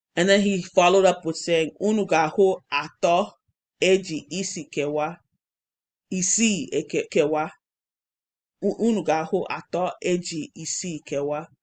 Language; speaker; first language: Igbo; non-native, learner; English